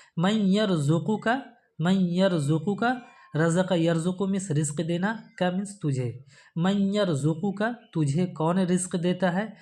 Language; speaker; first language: Urdu; native; Urdu